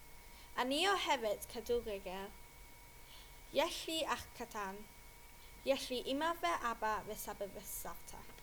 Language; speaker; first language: Hebrew; non-native, learner; English